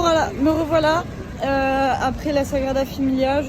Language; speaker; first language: French; native; French